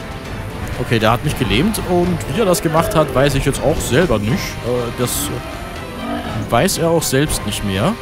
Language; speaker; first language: German; native; German